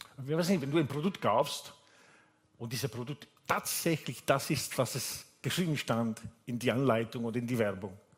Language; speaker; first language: German; non-native, fluent; Italian